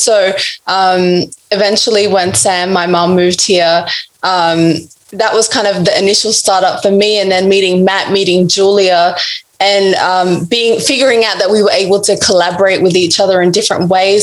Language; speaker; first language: English; native; English